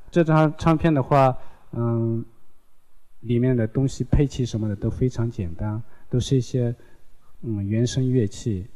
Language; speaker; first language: Chinese; non-native, local second language; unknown